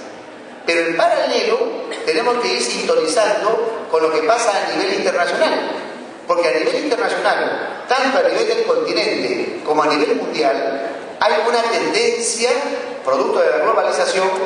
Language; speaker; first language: Spanish; native; Spanish